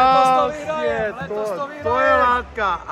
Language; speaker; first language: Czech; non-native, learner; German